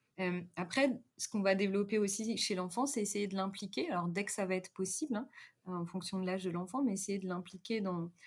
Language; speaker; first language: French; native; French